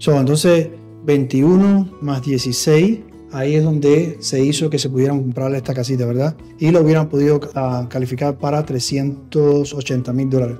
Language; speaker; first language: Spanish; native; Spanish